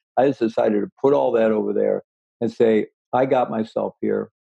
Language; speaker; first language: English; native; English